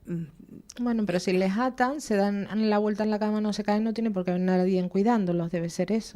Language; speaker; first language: Spanish; native; Spanish